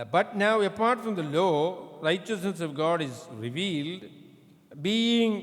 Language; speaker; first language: English; non-native, local second language; Malayalam